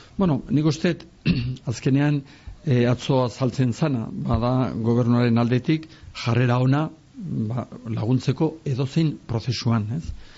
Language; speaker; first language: Basque; native; Basque